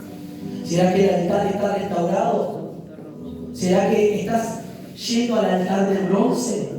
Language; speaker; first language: Spanish; native; Spanish